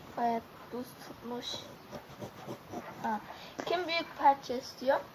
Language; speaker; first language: Turkish; early bilingual, heritage; Turkish